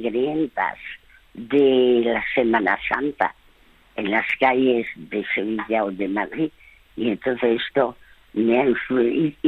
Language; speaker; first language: Spanish; early bilingual, other home language; French